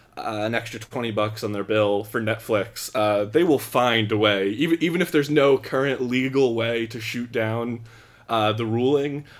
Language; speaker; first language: English; native; English